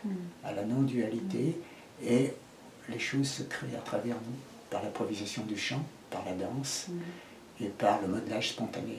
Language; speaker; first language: French; native; French